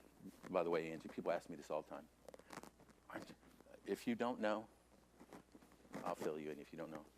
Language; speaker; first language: English; native; English